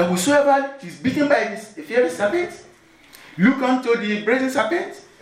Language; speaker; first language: English; non-native, local second language; Yoruba